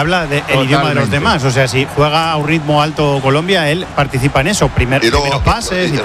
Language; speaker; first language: Spanish; native; Spanish